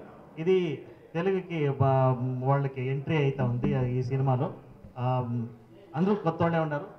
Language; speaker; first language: Telugu; non-native, fluent; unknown